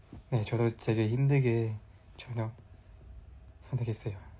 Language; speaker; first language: Korean; non-native, fluent; Chinese